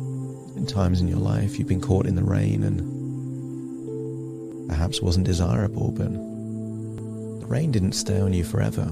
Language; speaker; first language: English; native; English